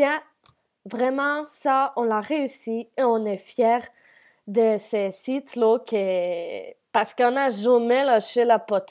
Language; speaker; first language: French; native; French